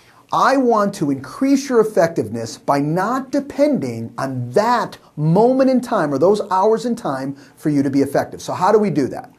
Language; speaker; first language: English; native; English